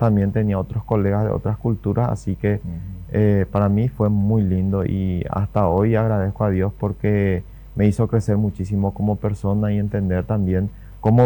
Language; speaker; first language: Spanish; native; Spanish